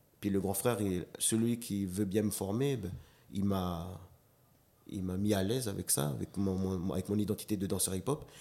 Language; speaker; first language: French; non-native, local second language; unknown